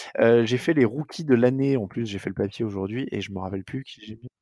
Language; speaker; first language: French; native; French